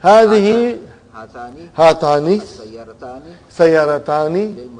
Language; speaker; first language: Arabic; non-native, fluent; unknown